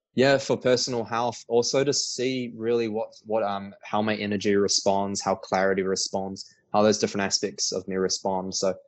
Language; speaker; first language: English; native; English